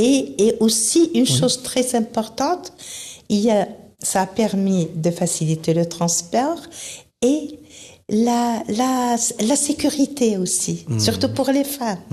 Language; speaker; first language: French; non-native, local second language; Arabic